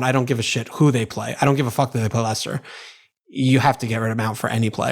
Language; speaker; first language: English; native; English